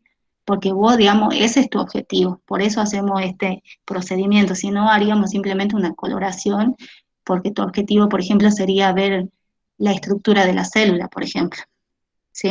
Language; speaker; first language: Spanish; native; Spanish